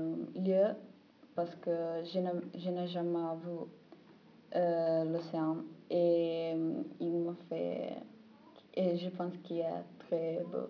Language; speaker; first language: French; non-native, learner; Italian